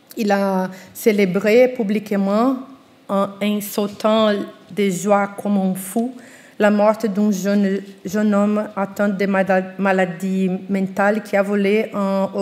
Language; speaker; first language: French; non-native, fluent; Portuguese